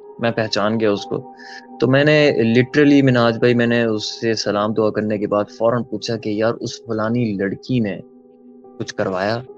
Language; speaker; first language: Urdu; early bilingual, heritage; Urdu